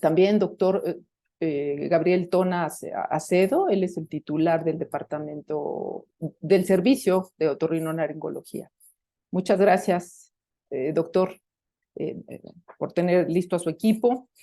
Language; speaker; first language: Spanish; native; Spanish